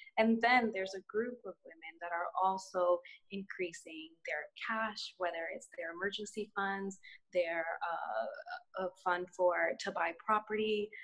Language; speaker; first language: English; early bilingual, other home language; Spanish